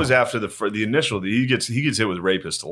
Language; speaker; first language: English; native; English